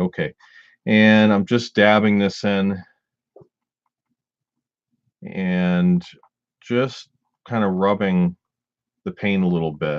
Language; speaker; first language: English; native; English